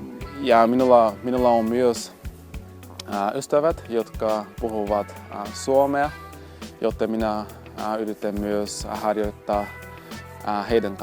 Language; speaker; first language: Finnish; non-native, fluent; Portuguese